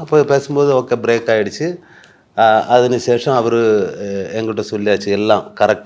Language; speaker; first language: Tamil; non-native, learner; Malayalam